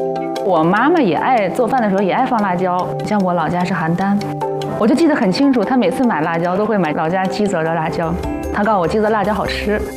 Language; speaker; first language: Chinese; native; Chinese